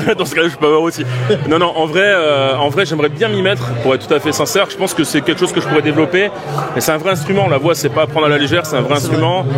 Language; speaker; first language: French; native; French